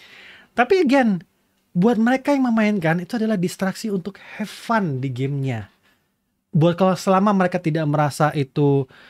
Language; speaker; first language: Indonesian; native; Indonesian